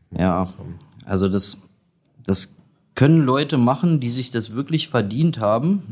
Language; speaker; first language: German; native; German